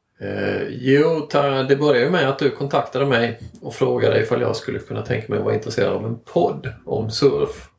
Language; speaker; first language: Swedish; native; Swedish